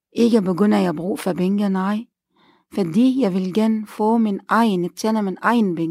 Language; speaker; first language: Danish; non-native, learner; Arabic